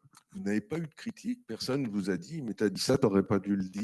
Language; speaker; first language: French; native; French